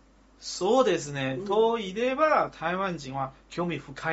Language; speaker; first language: Japanese; non-native, learner; Chinese